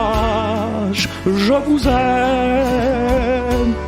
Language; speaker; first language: French; native; French